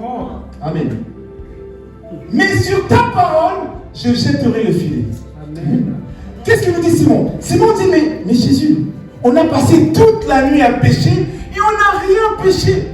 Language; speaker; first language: French; native; French